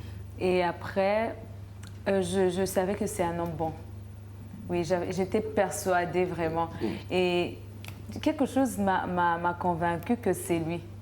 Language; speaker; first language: French; non-native, local second language; Rundi